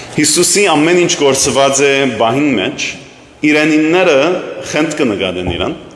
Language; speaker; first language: Armenian; early bilingual, heritage; Armenian